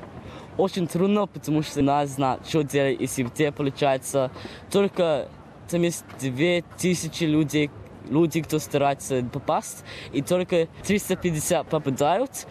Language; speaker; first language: Russian; early bilingual, heritage; Russian